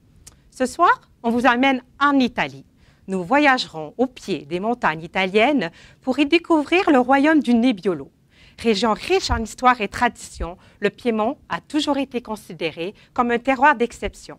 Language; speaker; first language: French; native; French